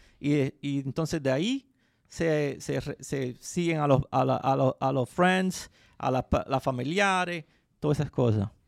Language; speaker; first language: Spanish; early bilingual, heritage; Spanish